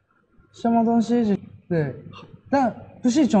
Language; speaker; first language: Chinese; non-native, learner; Japanese